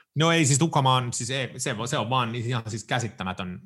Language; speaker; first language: Finnish; early bilingual, heritage; Finnish